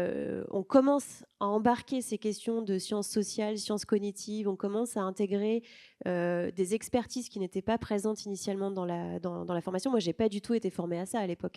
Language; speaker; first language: French; native; French